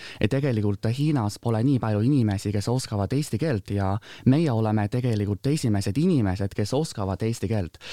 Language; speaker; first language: Estonian; non-native, fluent; Chinese